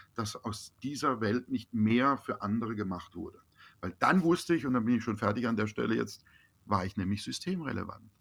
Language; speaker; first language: German; native; German